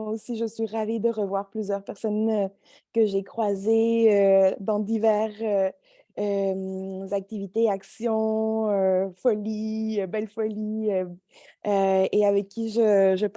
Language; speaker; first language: French; native; French